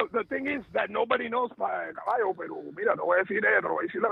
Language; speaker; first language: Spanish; native; Spanish